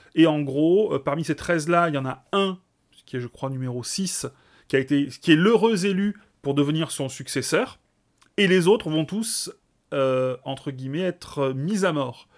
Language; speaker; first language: French; native; French